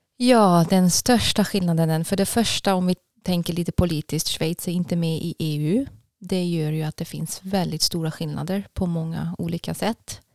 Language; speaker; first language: Swedish; non-native, fluent; German